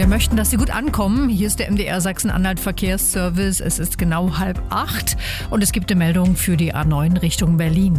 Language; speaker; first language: German; native; German